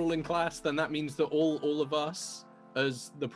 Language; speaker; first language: English; native; English